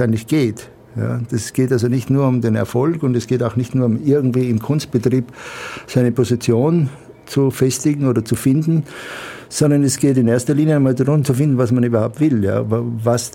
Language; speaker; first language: German; native; German